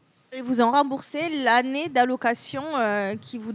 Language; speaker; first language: French; native; French